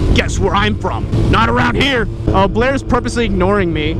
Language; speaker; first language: English; native; English